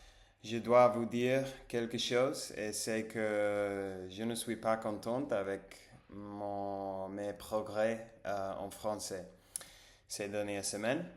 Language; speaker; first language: French; non-native, learner; English